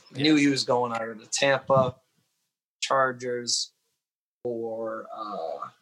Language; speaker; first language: English; native; English